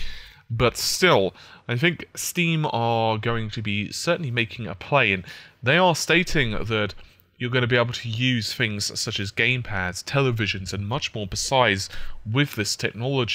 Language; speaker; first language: English; native; English